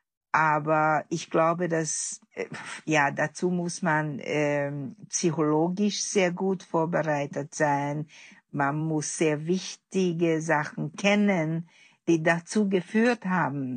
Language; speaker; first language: German; non-native, fluent; Hungarian